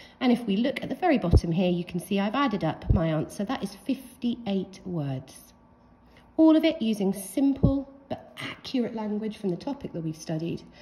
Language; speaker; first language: English; native; English